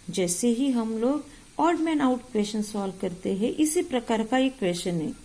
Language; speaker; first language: Hindi; non-native, local second language; Marathi